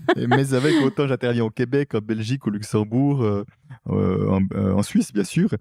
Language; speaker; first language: French; native; French